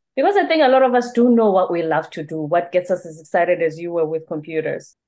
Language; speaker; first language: English; non-native, local second language; Zulu